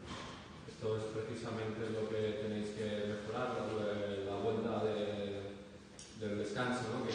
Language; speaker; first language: Spanish; native; Spanish